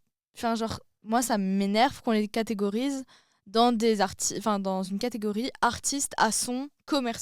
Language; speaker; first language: French; native; French